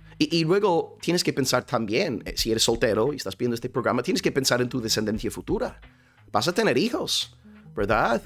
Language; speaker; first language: Spanish; non-native, fluent; English